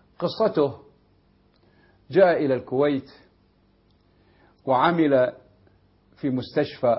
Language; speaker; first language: Arabic; native; Arabic